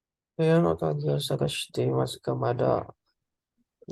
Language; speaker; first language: Japanese; non-native, learner; Indonesian